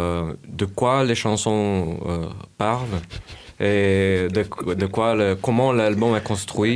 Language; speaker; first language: French; non-native, fluent; Portuguese